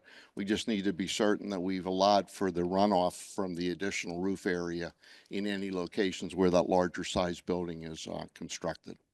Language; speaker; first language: English; native; English